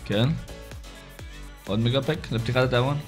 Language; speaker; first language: Hebrew; native; Hebrew